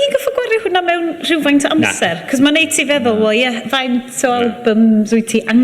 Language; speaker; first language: Welsh; native; Welsh